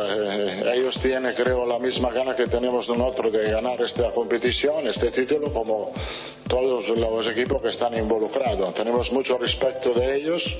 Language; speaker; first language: Spanish; non-native, fluent; Italian